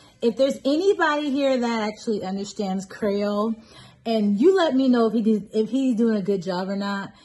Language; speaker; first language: English; native; English